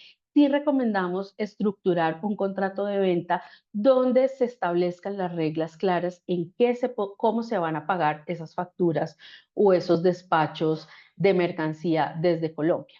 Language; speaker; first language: Spanish; native; Spanish